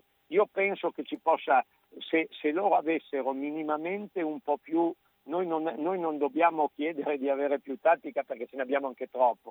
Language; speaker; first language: Italian; native; Italian